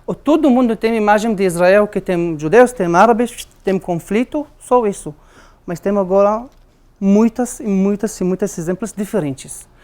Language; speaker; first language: Portuguese; non-native, learner; Arabic